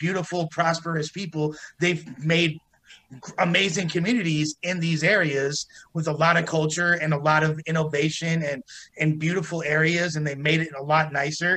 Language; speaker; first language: English; native; English